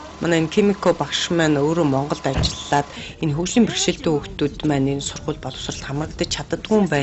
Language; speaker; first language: Mongolian; native; Mongolian